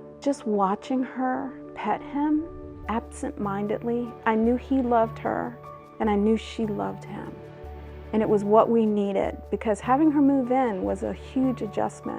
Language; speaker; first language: English; native; English